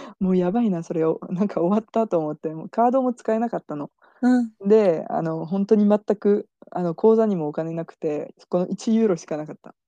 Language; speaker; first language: Japanese; non-native, fluent; French